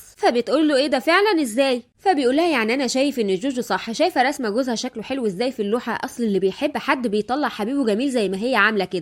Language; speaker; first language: Arabic; native; Arabic